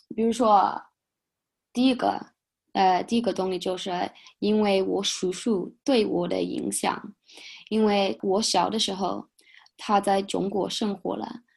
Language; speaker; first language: Chinese; non-native, fluent; English